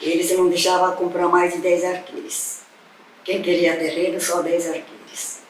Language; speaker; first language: Portuguese; non-native, local second language; Japanese